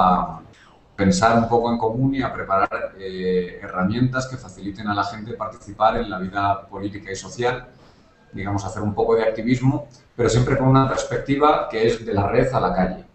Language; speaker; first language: Spanish; native; Spanish